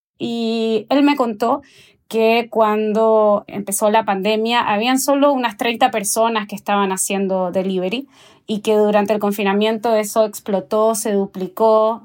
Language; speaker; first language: Spanish; native; Spanish